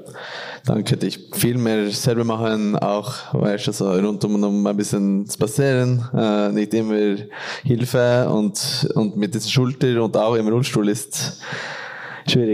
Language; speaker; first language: German; non-native, fluent; Norwegian